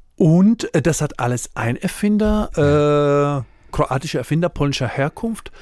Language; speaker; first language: German; non-native, fluent; Croatian